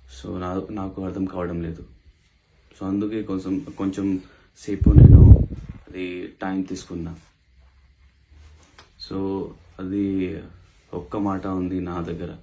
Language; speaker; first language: Telugu; non-native, local second language; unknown